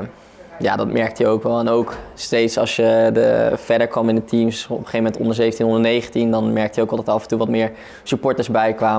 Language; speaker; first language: Dutch; native; Dutch